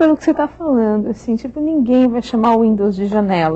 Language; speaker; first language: Portuguese; native; Portuguese